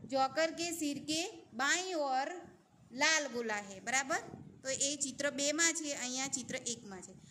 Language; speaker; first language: Hindi; non-native, local second language; Gujarati